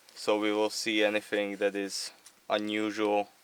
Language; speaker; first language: English; non-native, fluent; Slovak